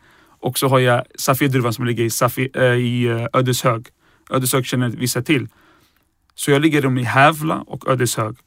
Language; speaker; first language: Swedish; early bilingual, other home language; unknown